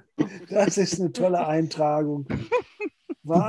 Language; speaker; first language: German; native; German